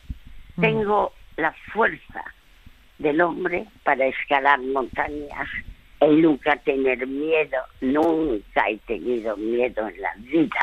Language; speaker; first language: Spanish; early bilingual, other home language; French